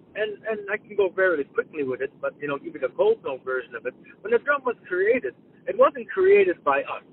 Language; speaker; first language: English; non-native, fluent; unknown